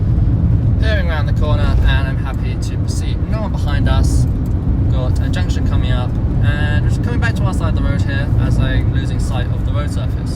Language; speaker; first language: English; native; English